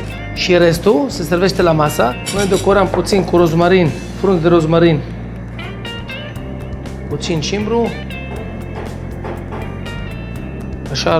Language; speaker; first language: Romanian; non-native, learner; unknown